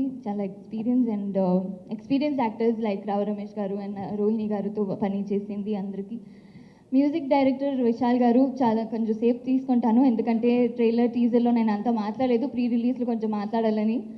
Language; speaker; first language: Telugu; non-native, local second language; Tamil